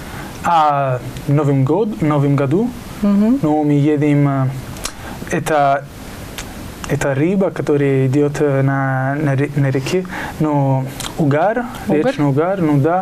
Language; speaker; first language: Russian; non-native, learner; Italian